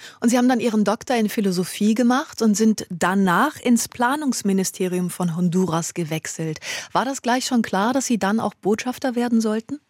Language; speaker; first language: German; native; German